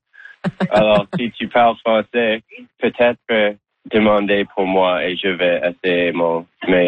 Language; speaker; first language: French; non-native, local second language; English